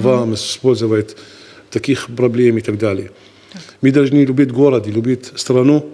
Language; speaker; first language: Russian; non-native, learner; Arabic